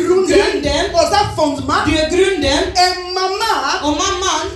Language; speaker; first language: Swedish; non-native, learner; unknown